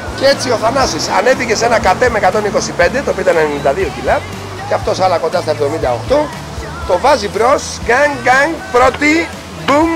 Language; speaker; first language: Greek; early bilingual, heritage; Greek